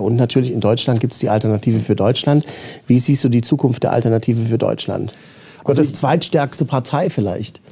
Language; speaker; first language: German; native; German